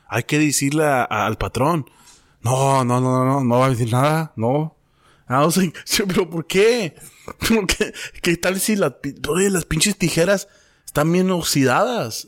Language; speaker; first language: Spanish; early bilingual, heritage; Spanish